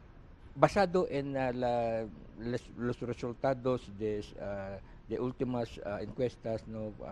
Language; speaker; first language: Spanish; non-native, learner; Filipino